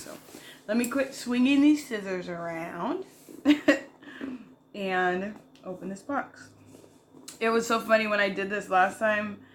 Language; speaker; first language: English; native; English